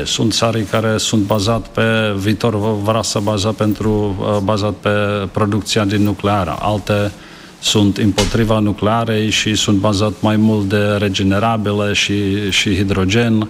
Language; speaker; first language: Romanian; non-native, learner; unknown